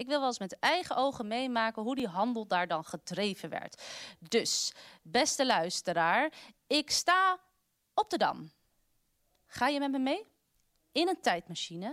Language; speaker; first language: Dutch; native; Dutch